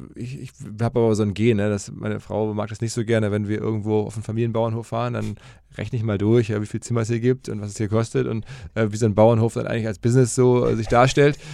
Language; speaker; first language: German; native; German